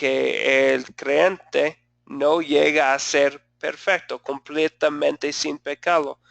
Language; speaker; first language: Spanish; non-native, fluent; English